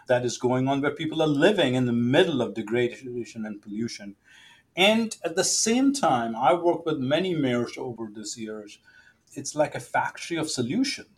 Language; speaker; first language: English; non-native, local second language; Hindi